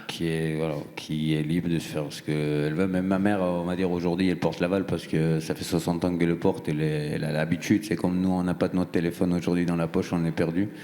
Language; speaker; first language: French; non-native, fluent; Persian